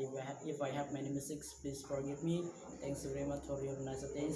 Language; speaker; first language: English; non-native, learner; Indonesian